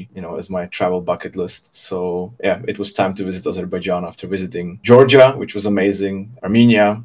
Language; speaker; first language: English; non-native, fluent; Czech